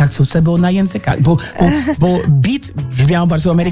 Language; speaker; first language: Polish; non-native, fluent; English